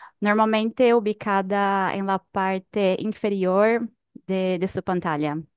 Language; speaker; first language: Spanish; non-native, fluent; Portuguese